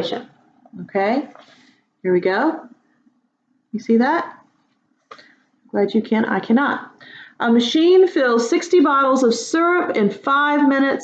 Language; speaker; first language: English; native; English